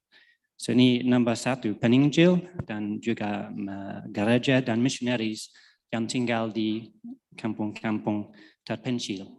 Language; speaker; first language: Indonesian; non-native, fluent; English